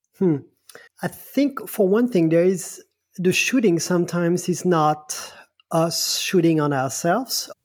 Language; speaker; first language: English; non-native, fluent; French